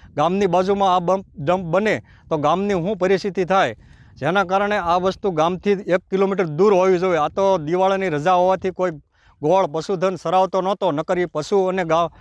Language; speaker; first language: Gujarati; native; Gujarati